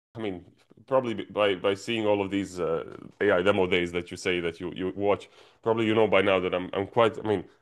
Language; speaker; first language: English; non-native, fluent; Croatian